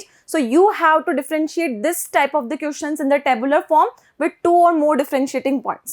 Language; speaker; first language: English; non-native, local second language; Hindi